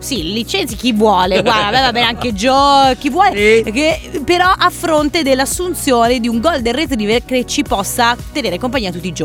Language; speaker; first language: Italian; native; Italian